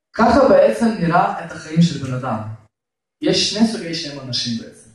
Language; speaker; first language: Hebrew; non-native, fluent; Russian